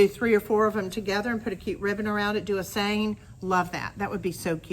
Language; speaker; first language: English; native; English